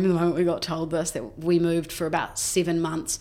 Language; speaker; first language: English; native; English